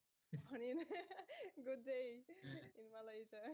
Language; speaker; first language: English; non-native, fluent; Russian